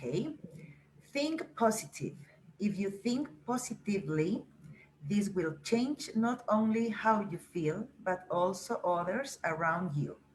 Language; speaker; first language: English; non-native, learner; Spanish